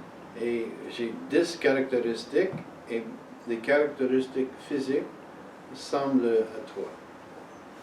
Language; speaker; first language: French; non-native, fluent; English